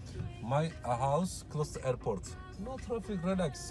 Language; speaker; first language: English; non-native, learner; Turkish